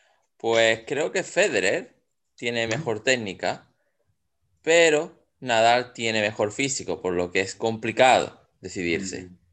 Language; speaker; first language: Spanish; native; Spanish